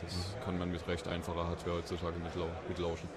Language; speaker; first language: German; native; German